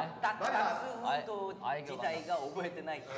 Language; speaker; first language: Japanese; non-native, learner; Korean